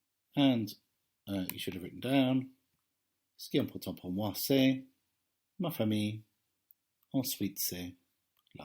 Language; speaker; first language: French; non-native, fluent; English